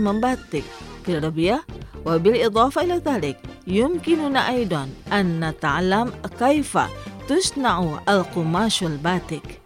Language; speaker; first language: Arabic; non-native, fluent; Indonesian